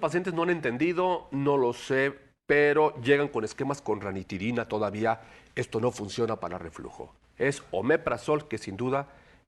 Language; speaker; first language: Spanish; native; Spanish